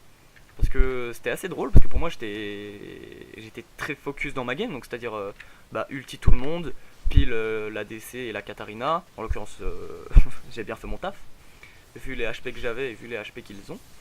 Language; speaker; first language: French; native; French